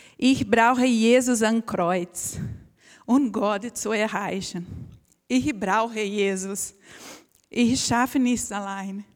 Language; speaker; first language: German; non-native, fluent; Portuguese